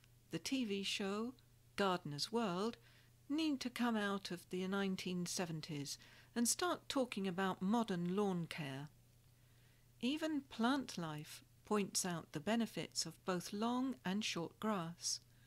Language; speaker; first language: English; native; English